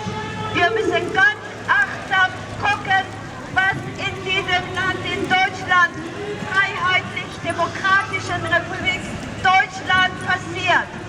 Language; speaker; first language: German; non-native, fluent; Korean